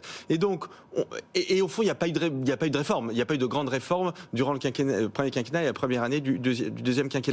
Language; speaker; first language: French; native; French